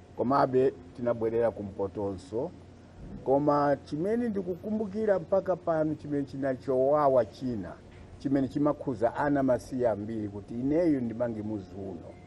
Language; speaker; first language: Nyanja; non-native, local second language; Tumbuka